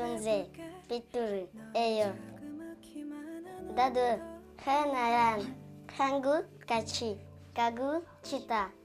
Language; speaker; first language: Korean; early bilingual, heritage; Russian